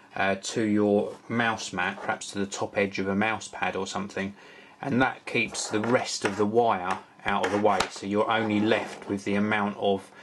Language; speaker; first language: English; native; English